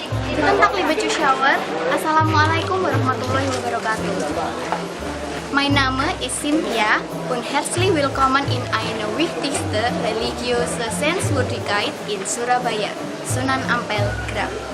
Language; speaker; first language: German; non-native, learner; Indonesian